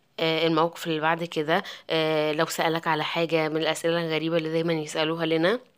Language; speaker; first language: Arabic; native; Arabic